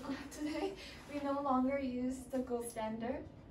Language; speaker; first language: English; non-native, learner; Korean